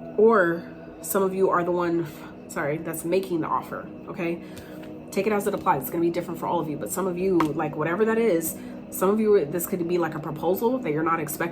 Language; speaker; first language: English; native; English